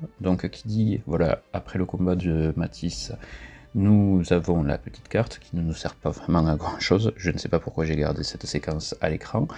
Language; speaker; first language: French; native; French